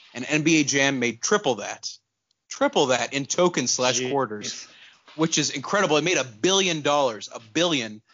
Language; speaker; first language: English; non-native, local second language; Urdu